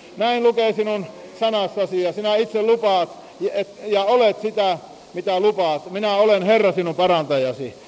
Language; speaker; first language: Finnish; native; Finnish